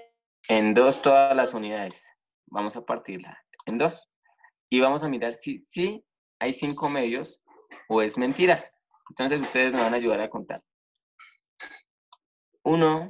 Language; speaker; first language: Spanish; native; Spanish